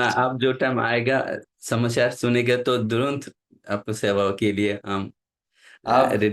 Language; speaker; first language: Hindi; non-native, local second language; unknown